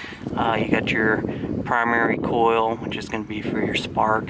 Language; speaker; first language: English; native; English